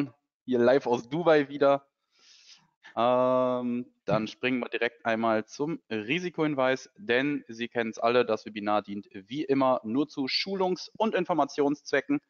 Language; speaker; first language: German; native; German